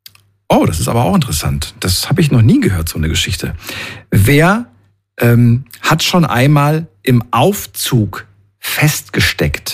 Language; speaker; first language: German; native; German